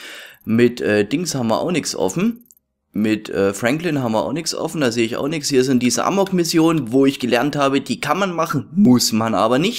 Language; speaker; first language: German; native; German